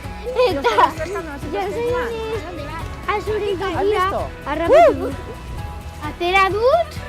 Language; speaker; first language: Basque; non-native, local second language; Spanish